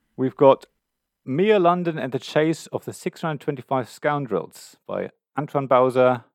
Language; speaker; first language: English; non-native, fluent; German